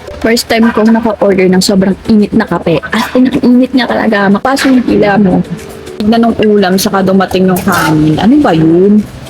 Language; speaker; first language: Filipino; native; Filipino